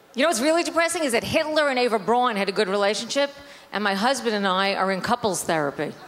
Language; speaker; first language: English; native; English